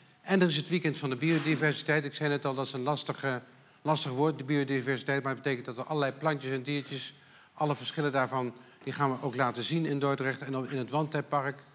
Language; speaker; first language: Dutch; native; Dutch